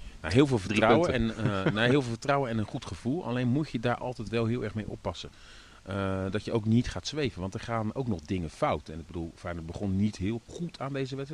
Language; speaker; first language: Dutch; native; Dutch